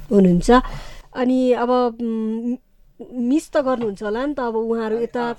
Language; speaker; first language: Nepali; native; Nepali